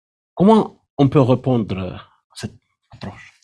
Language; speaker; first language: French; non-native, fluent; Romanian